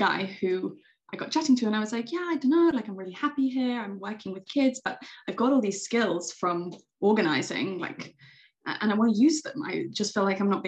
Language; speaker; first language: English; native; English